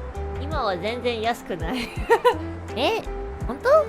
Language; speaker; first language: Japanese; non-native, learner; Chinese